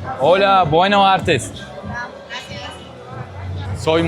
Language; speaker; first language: Spanish; non-native, learner; Turkish